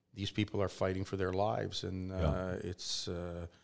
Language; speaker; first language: English; native; English